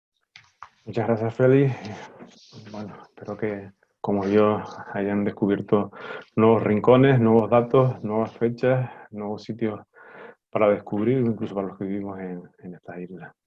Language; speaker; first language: Spanish; native; Spanish